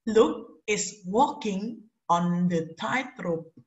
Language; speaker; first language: English; non-native, fluent; Indonesian